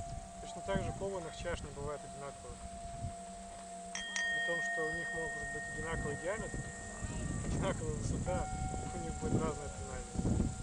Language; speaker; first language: Russian; native; Russian